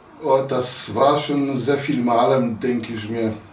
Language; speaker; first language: German; non-native, local second language; Polish